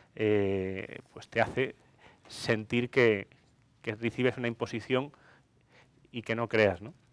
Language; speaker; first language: Spanish; non-native, fluent; Greek